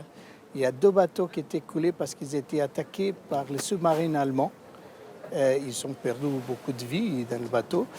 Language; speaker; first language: French; non-native, learner; Portuguese